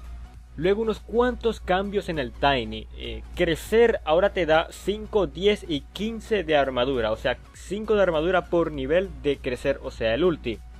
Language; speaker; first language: Spanish; native; Spanish